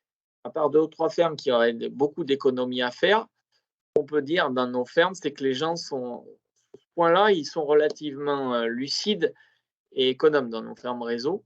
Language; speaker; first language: French; native; French